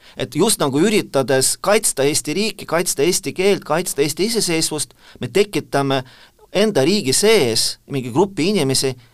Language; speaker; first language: Estonian; non-native, local second language; Russian